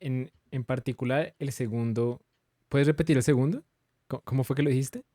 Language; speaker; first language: Spanish; native; Spanish